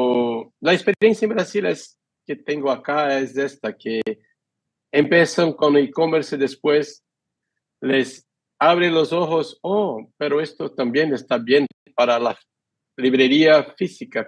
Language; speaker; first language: Spanish; non-native, fluent; Portuguese